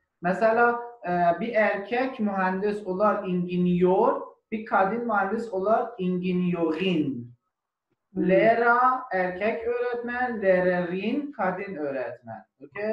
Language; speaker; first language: Turkish; non-native, learner; German